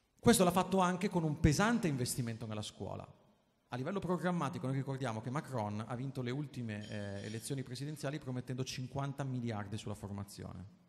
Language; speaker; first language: Italian; native; Italian